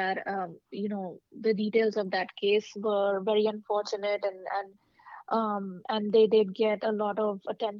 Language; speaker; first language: English; non-native, local second language; Hindi